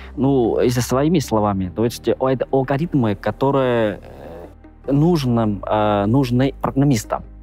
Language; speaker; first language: Russian; non-native, fluent; Chinese